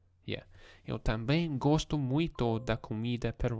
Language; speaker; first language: Portuguese; non-native, learner; English